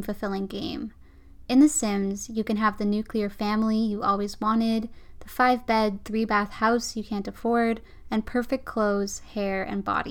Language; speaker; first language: English; native; English